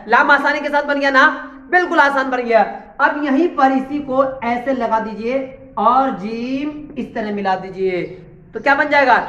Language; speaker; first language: Hindi; native; Hindi